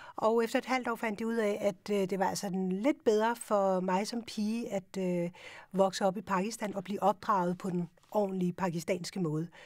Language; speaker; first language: Danish; early bilingual, other home language; Urdu